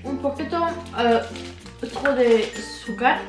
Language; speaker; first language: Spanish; non-native, learner; French